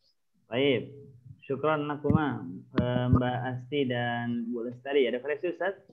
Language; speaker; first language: Indonesian; native; Indonesian